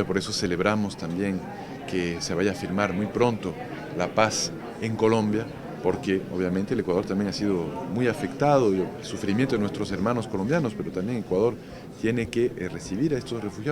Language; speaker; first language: Spanish; native; Spanish